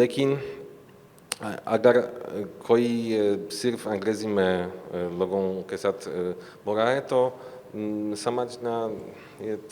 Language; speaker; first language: Hindi; non-native, learner; Polish